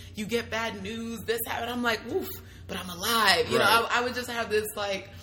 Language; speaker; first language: English; native; English